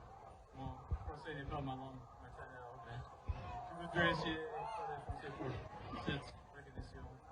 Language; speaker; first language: French; non-native, learner; English